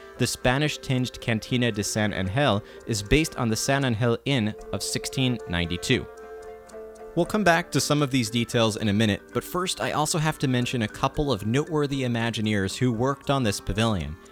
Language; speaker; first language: English; native; English